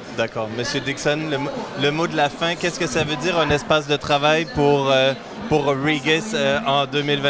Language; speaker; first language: French; native; French